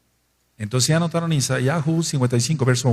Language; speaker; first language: Spanish; native; Spanish